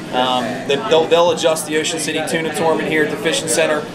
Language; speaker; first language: English; native; English